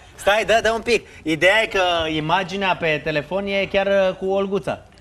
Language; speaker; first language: Romanian; native; Romanian